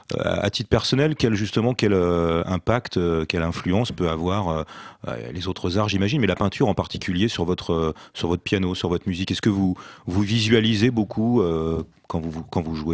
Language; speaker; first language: French; native; French